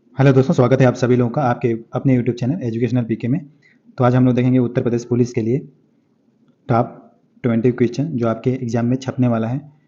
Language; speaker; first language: Hindi; native; Hindi